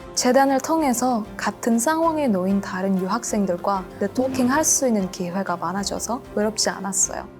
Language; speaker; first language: Korean; non-native, fluent; Indonesian